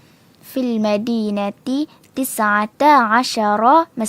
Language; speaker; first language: Arabic; non-native, learner; Malay